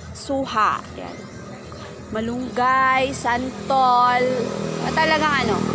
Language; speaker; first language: Filipino; non-native, local second language; Cebuano